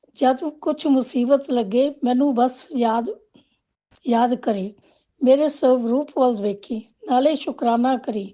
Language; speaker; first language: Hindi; non-native, local second language; Punjabi